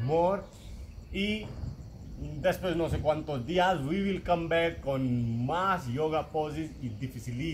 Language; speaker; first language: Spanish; non-native, learner; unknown